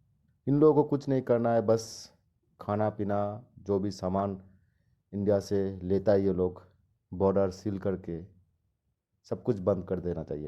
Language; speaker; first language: Hindi; non-native, local second language; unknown